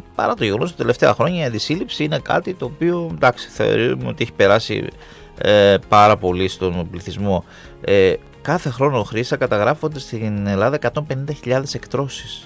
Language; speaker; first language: Greek; native; Greek